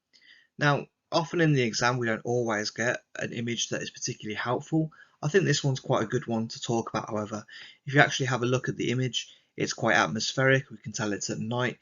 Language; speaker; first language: English; native; English